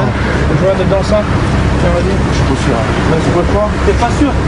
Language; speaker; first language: French; native; French